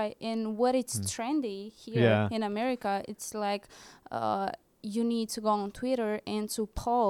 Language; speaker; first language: English; non-native, fluent; Romanian